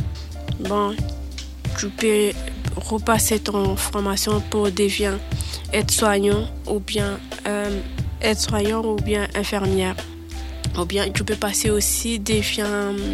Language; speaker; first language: French; non-native, learner; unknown